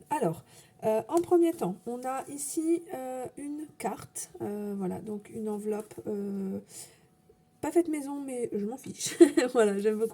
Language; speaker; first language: French; native; French